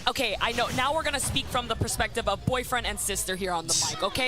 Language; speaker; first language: English; native; English